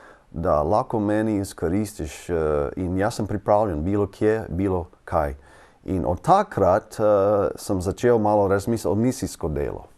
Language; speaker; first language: Slovenian; non-native, learner; English